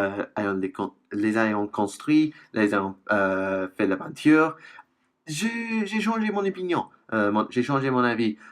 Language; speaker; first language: French; non-native, fluent; English